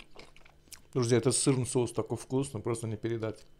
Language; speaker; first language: Russian; non-native, local second language; Azerbaijani